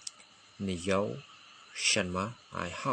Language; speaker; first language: Chinese; non-native, fluent; Khmer